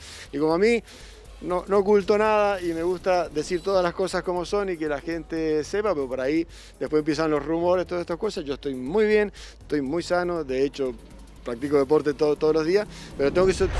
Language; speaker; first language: Spanish; native; Spanish